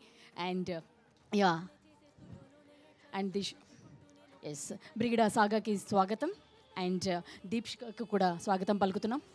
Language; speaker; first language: Telugu; native; Telugu